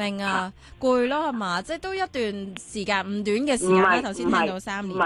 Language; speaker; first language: Cantonese; native; Cantonese